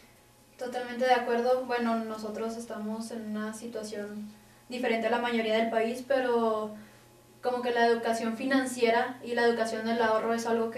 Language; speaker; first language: Spanish; native; Spanish